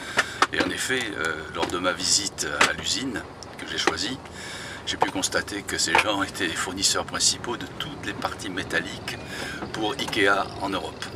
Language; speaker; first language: French; native; French